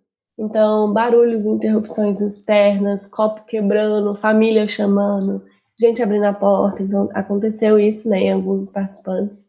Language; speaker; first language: Portuguese; native; Portuguese